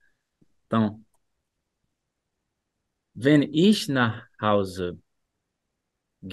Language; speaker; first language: German; non-native, fluent; Portuguese